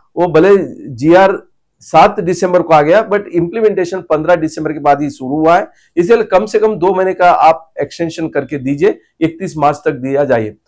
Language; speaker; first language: Hindi; non-native, local second language; Marathi